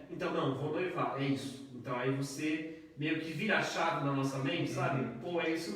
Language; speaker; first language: Portuguese; native; Portuguese